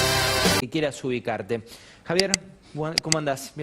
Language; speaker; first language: Spanish; native; Spanish